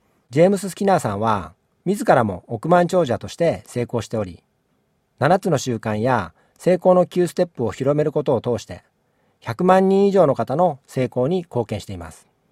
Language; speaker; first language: Japanese; native; Japanese